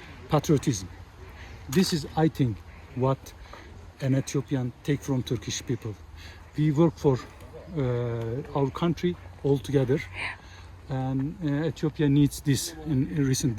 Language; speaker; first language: English; non-native, fluent; Turkish